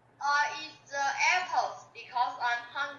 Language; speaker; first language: English; non-native, learner; Chinese